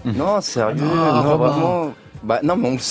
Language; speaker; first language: French; native; French